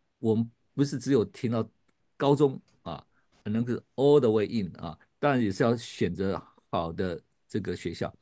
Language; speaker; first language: Chinese; native; Chinese